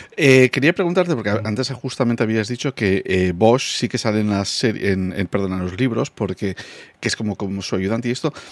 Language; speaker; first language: Spanish; non-native, fluent; English